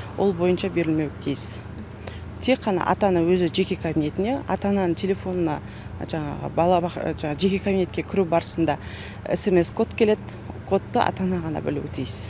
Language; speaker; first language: Kazakh; native; Kazakh